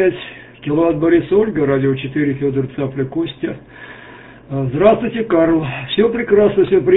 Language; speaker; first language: Russian; native; Russian